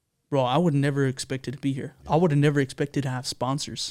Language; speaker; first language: English; early bilingual, other home language; Spanish